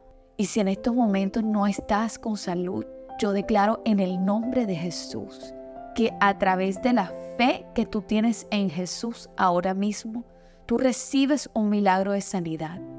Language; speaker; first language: Spanish; native; Spanish